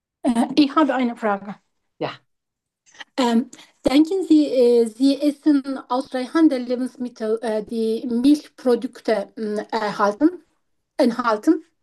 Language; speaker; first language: German; non-native, learner; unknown